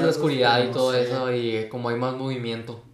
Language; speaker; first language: Spanish; native; Spanish